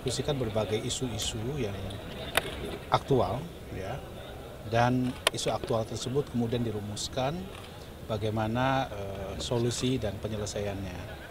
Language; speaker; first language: Indonesian; native; Indonesian